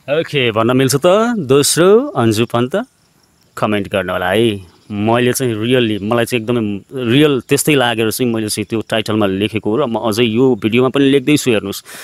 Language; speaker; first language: Nepali; native; Nepali